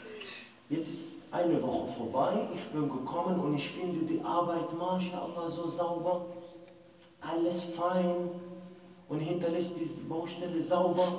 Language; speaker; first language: German; non-native, fluent; Arabic